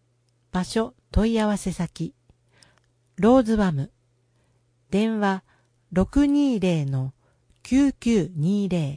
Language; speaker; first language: Japanese; native; Japanese